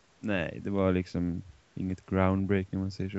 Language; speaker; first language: Swedish; native; Swedish